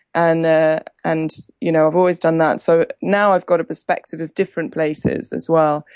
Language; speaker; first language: English; native; English